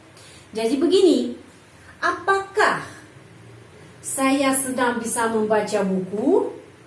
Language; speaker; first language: Indonesian; non-native, fluent; Russian